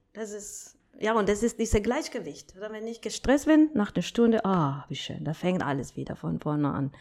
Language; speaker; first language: German; non-native, fluent; Spanish